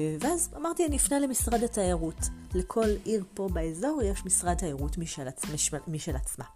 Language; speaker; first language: Hebrew; native; Hebrew